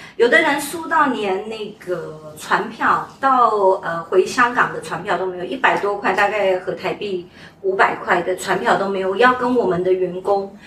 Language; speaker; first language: Chinese; native; Chinese